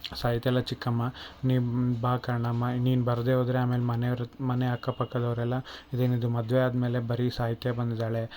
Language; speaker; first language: Kannada; native; Kannada